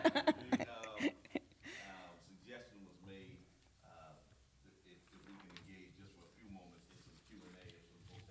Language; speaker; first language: English; native; English